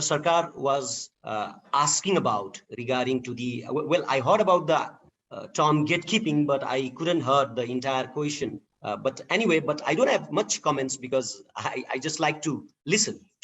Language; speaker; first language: English; non-native, fluent; Nepali